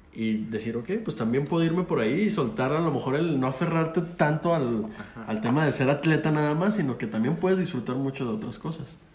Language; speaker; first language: Spanish; native; Spanish